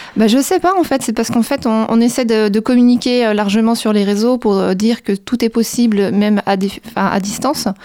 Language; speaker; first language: French; native; French